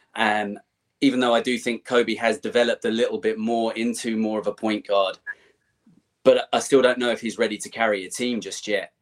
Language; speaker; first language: English; native; English